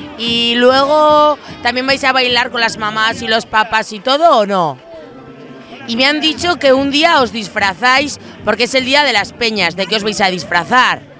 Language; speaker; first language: Spanish; native; Spanish